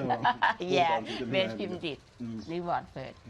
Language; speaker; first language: English; non-native, learner; Thai